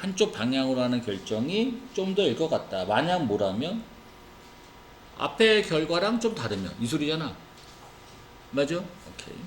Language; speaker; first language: Korean; native; Korean